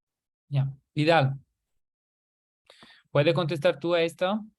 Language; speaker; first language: Spanish; non-native, learner; Italian